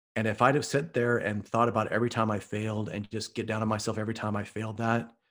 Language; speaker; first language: English; native; English